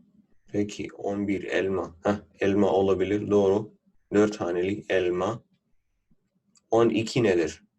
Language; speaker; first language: Turkish; non-native, fluent; Urdu